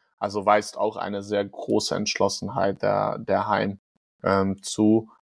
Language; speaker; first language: German; non-native, fluent; Hungarian